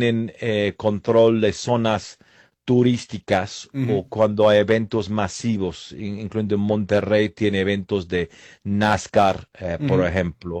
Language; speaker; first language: Spanish; non-native, fluent; English